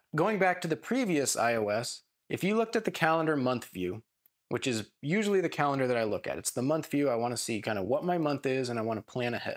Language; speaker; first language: English; native; English